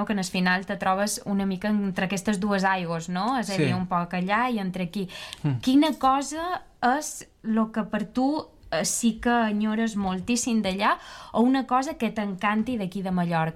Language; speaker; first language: Catalan; native; Catalan